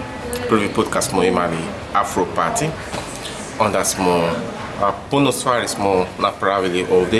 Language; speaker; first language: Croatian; non-native, learner; Yoruba